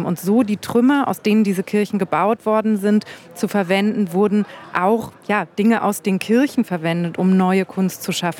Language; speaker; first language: German; native; German